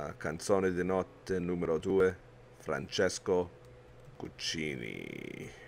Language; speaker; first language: Italian; early bilingual, heritage; English